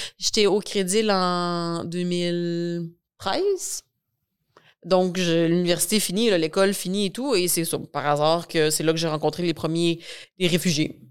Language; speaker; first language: French; native; French